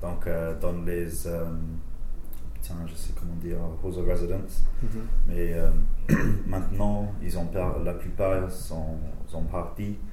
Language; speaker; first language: French; non-native, fluent; English